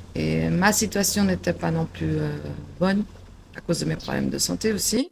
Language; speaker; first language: French; non-native, fluent; Portuguese